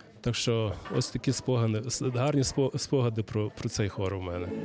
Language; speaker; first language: Ukrainian; early bilingual, heritage; Ukrainian